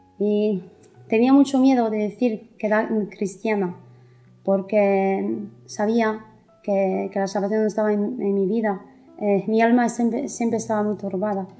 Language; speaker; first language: Spanish; non-native, fluent; Italian